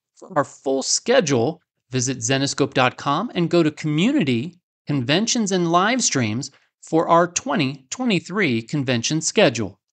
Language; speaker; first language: English; native; English